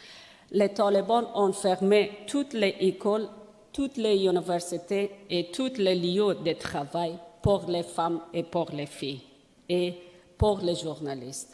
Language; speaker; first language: French; non-native, learner; Persian